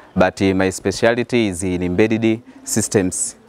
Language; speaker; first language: English; non-native, fluent; Rundi